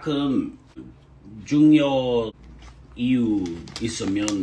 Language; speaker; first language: Korean; non-native, learner; English